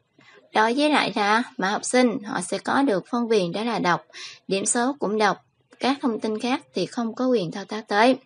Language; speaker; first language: Vietnamese; native; Vietnamese